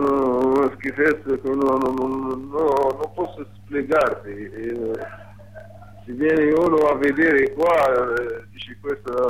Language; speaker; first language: Italian; non-native, learner; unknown